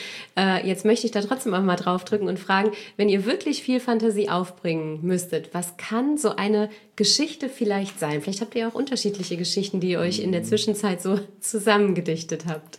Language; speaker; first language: German; native; German